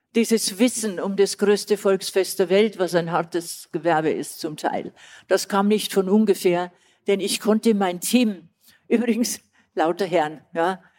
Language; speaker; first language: German; native; German